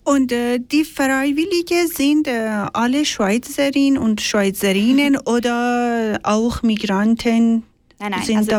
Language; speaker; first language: German; non-native, learner; Persian